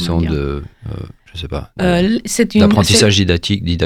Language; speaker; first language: French; native; French